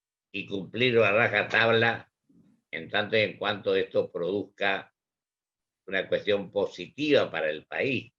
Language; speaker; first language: Spanish; native; Spanish